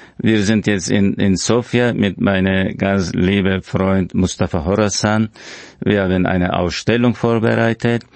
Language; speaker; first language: German; non-native, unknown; Kurdish